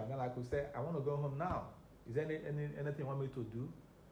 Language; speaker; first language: English; non-native, local second language; Igbo